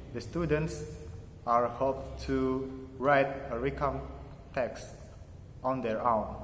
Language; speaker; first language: English; non-native, learner; Indonesian